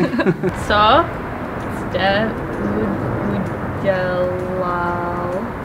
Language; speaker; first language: Czech; non-native, learner; English